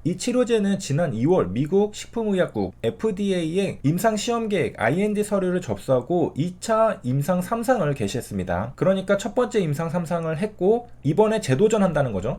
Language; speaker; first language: Korean; native; Korean